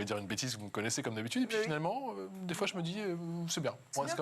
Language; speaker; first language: French; native; French